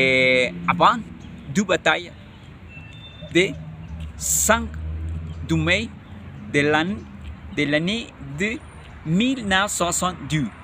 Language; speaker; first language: French; non-native, learner; Spanish